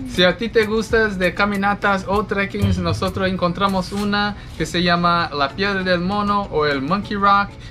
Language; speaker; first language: Spanish; non-native, fluent; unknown